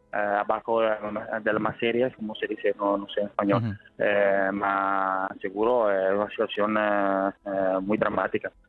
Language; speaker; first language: Spanish; non-native, learner; Italian